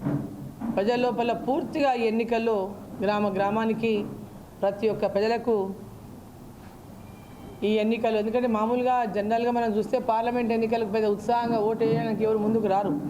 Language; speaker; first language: Telugu; native; Telugu